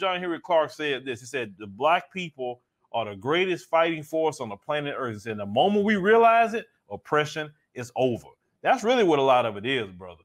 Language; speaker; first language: English; native; English